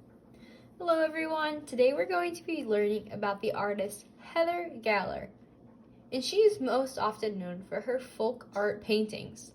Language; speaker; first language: English; native; English